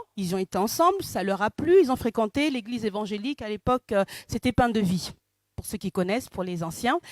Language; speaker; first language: French; early bilingual, other home language; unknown